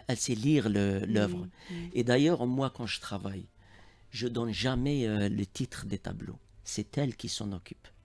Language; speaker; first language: French; non-native, local second language; Arabic